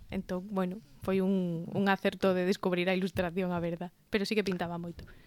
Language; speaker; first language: Galician; non-native, local second language; Spanish